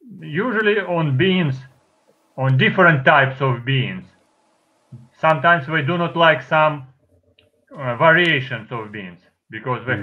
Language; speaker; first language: English; non-native, fluent; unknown